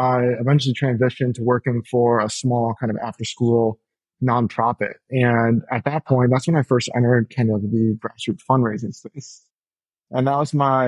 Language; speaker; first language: English; native; English